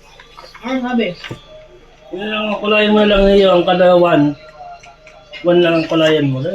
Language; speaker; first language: Filipino; non-native, local second language; Bikol